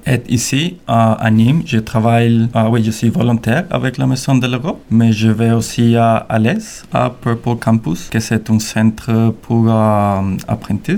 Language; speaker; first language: French; non-native, learner; Spanish